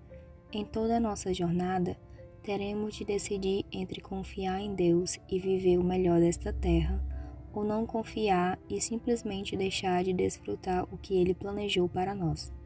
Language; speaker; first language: Portuguese; native; Portuguese